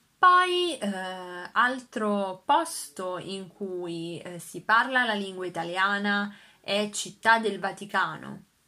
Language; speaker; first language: Italian; native; Italian